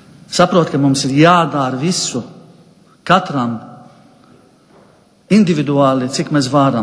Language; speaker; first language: Latvian; non-native, fluent; Arabic